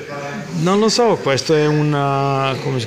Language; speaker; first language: Italian; non-native, learner; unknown